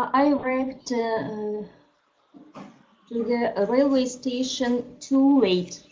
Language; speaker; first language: English; non-native, learner; Russian